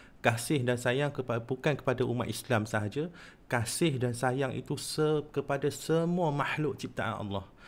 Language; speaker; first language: Malay; non-native, local second language; Chinese